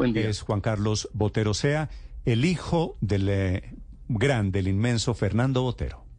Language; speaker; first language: Spanish; native; Spanish